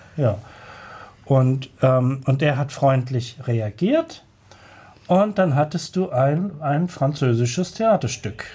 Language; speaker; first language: German; native; German